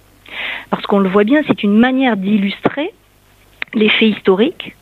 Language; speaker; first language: French; native; French